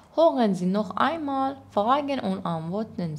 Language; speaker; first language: German; non-native, fluent; Persian